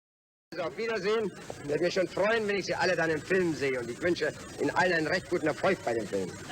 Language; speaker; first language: German; native; German